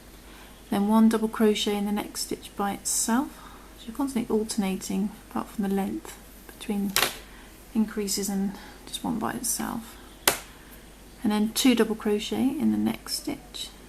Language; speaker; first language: English; native; English